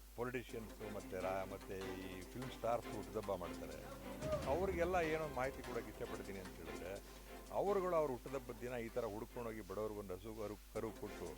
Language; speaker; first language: Kannada; native; Kannada